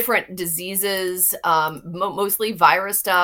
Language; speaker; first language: English; native; English